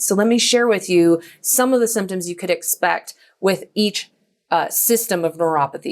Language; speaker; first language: English; native; English